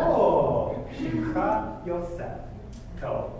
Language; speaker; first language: Hebrew; non-native, fluent; English